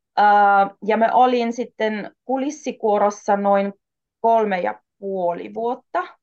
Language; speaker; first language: Finnish; non-native, fluent; German